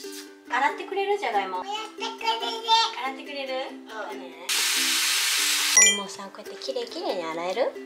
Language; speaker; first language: Japanese; native; Japanese